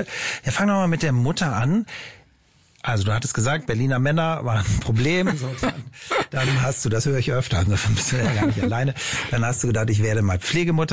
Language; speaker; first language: German; native; German